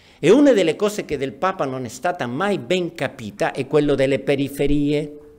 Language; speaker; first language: Italian; non-native, fluent; Spanish